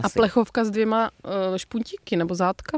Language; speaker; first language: Czech; native; Czech